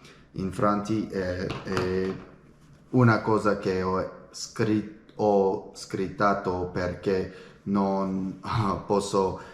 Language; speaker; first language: Italian; non-native, learner; English